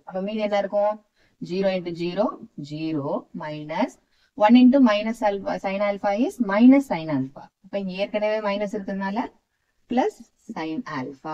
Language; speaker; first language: Tamil; native; Tamil